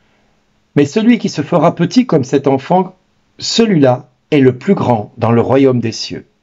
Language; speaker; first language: French; native; French